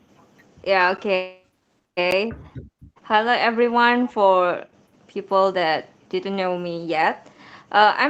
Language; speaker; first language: English; non-native, learner; Indonesian